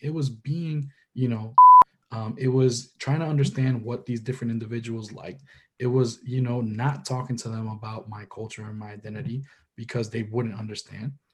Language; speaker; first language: English; early bilingual, other home language; Spanish